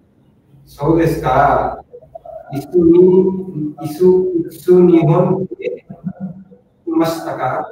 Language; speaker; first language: Japanese; non-native, learner; Bangla